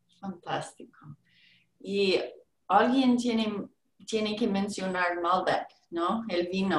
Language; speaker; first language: Spanish; non-native, learner; English